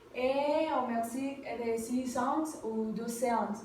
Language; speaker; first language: French; non-native, learner; Spanish